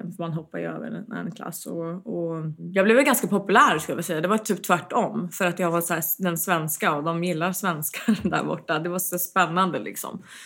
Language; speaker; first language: Swedish; early bilingual, heritage; Swedish